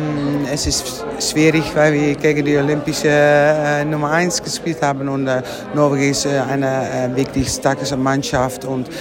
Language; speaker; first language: German; non-native, learner; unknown